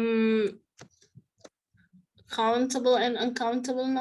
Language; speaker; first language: English; non-native, learner; Indonesian